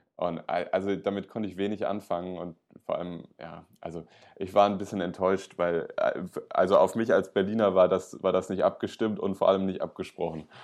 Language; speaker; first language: German; native; German